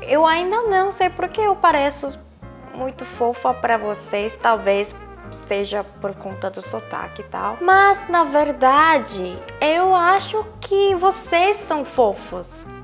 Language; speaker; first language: Portuguese; non-native, fluent; Korean